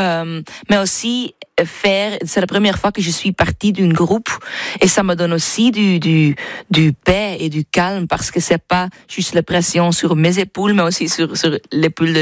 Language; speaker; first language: French; non-native, learner; English